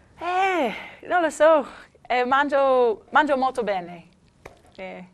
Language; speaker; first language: Italian; non-native, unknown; English